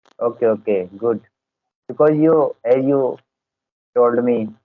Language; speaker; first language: English; non-native, learner; Hindi